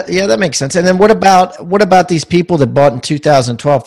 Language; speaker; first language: English; native; English